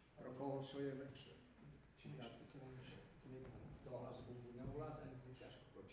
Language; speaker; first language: Slovak; non-native, local second language; Rusyn